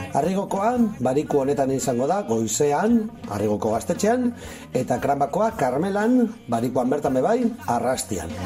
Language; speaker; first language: Basque; native; Basque